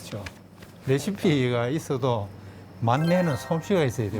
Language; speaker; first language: Korean; native; Korean